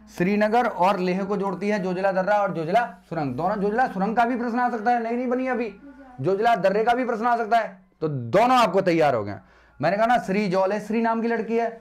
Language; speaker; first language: Hindi; native; Hindi